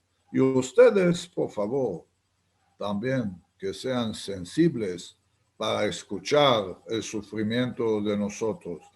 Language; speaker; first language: Spanish; non-native, fluent; Hebrew